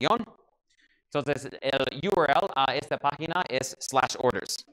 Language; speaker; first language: Spanish; non-native, learner; English